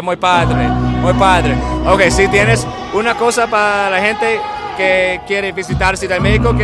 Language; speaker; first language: Spanish; non-native, learner; English